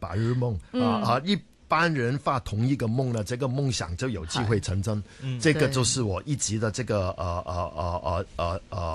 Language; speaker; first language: Chinese; non-native, fluent; Cantonese